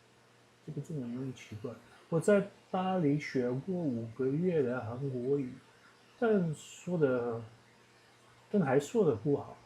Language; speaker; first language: Chinese; non-native, learner; Dutch